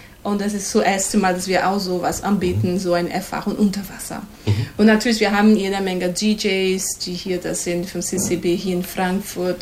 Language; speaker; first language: German; non-native, fluent; Portuguese